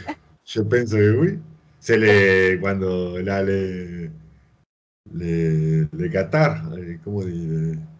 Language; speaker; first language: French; non-native, learner; Spanish